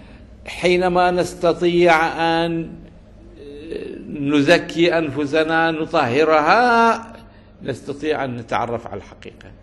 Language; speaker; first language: Arabic; native; Arabic